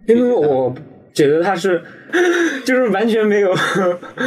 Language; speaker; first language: Chinese; native; Chinese